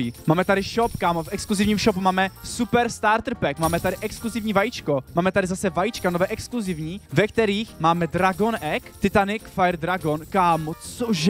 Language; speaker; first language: Czech; native; Czech